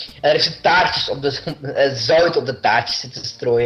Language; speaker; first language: Dutch; native; Dutch